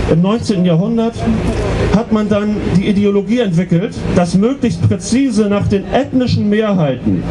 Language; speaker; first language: German; native; German